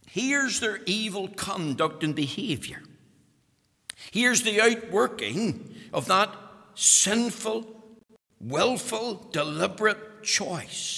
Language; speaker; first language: English; native; English